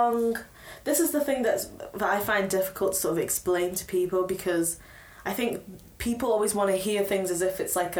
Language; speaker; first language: English; native; English